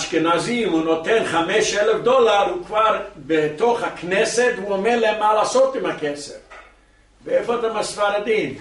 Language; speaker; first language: Hebrew; non-native, fluent; English